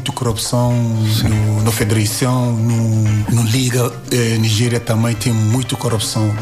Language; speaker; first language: Portuguese; non-native, learner; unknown